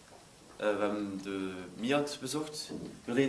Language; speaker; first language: Dutch; non-native, local second language; French